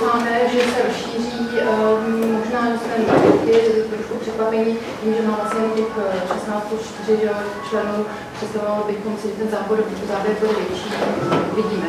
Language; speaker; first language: Czech; native; Czech